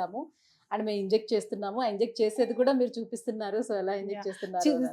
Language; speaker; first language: Telugu; native; Telugu